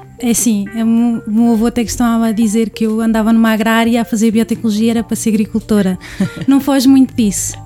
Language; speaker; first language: Portuguese; native; Portuguese